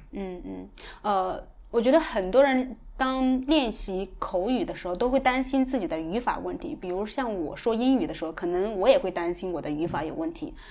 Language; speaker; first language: Chinese; native; Chinese